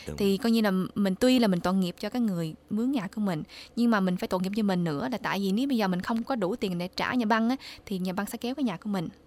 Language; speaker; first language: Vietnamese; early bilingual, heritage; Vietnamese